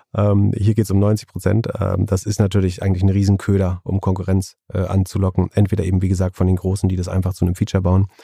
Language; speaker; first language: German; native; German